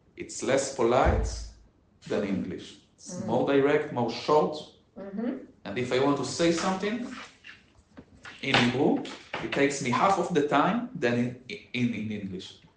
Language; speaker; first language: English; non-native, learner; Hebrew